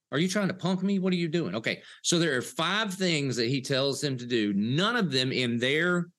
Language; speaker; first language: English; native; English